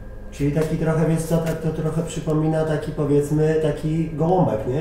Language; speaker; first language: Polish; native; Polish